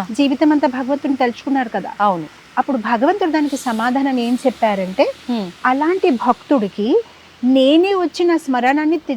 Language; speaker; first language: Telugu; non-native, fluent; Gujarati